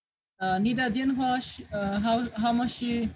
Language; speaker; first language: Chinese; non-native, learner; Bangla